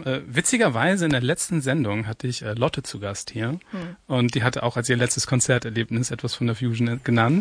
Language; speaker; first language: German; native; German